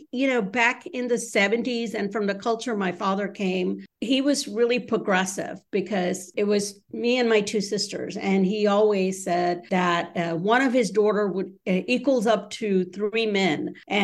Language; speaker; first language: English; early bilingual, other home language; Bangla